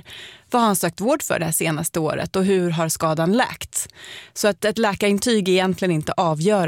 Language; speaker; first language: Swedish; native; Swedish